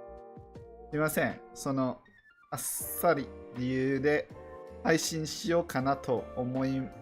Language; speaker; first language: Japanese; non-native, learner; English